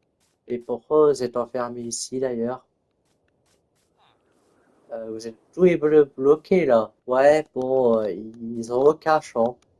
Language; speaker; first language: French; native; French